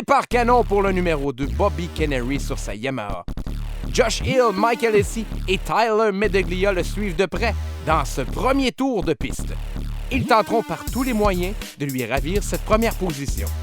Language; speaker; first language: French; native; French